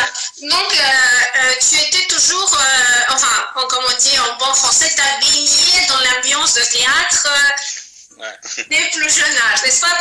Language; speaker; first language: French; non-native, fluent; Azerbaijani